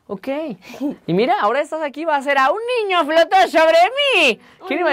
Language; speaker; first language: Spanish; native; Spanish